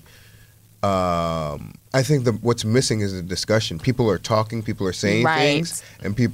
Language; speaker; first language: English; native; English